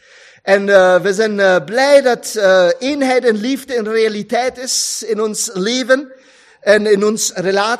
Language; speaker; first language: Dutch; non-native, fluent; German